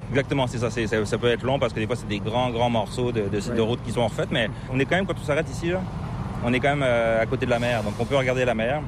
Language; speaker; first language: French; native; French